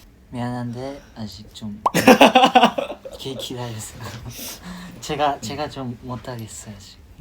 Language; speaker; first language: Korean; non-native, fluent; Japanese